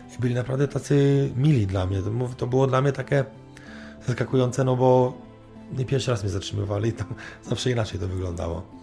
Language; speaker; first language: Polish; native; Polish